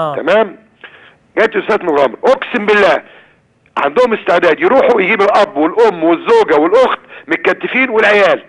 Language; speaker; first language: Arabic; native; Arabic